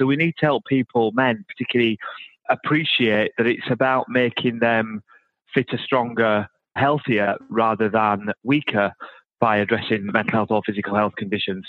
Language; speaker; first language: English; native; English